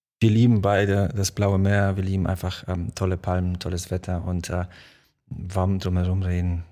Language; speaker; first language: German; early bilingual, other home language; Polish